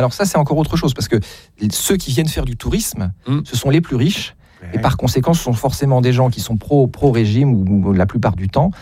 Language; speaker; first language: French; native; French